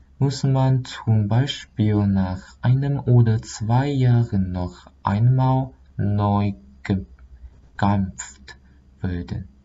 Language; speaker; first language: German; non-native, learner; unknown